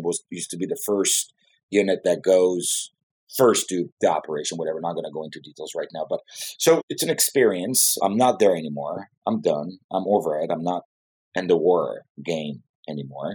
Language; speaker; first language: English; non-native, fluent; Hebrew